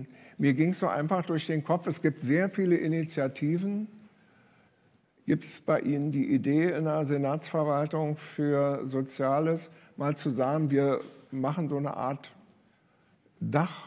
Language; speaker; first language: German; native; German